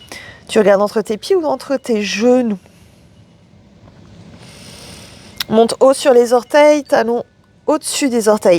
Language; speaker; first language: French; native; French